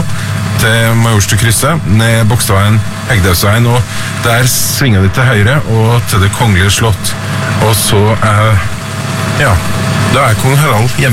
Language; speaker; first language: Norwegian; native; Norwegian